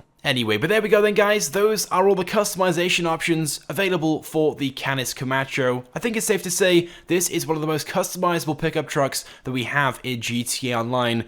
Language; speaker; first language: English; native; English